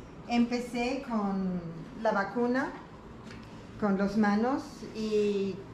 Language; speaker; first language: Spanish; non-native, learner; German